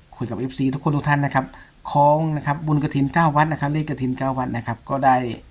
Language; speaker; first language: Thai; native; Thai